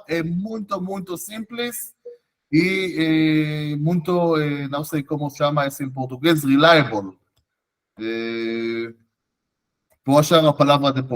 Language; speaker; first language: Portuguese; non-native, fluent; Hebrew